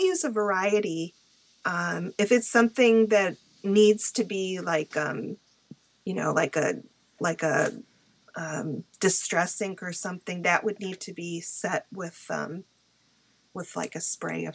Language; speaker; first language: English; native; English